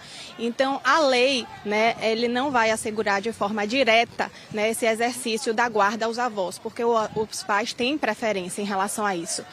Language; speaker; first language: Portuguese; native; Portuguese